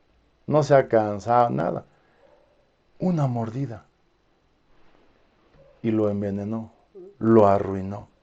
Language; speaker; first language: Spanish; native; Spanish